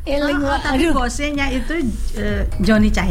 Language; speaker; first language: Indonesian; native; Indonesian